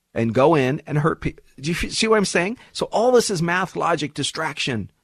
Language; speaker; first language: English; early bilingual, other home language; Arabic